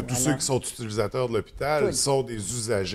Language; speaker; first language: French; native; French